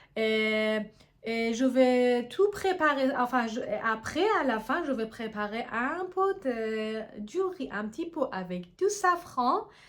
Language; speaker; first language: French; non-native, fluent; Persian